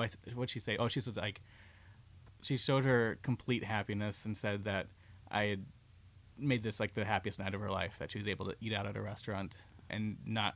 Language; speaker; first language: English; native; English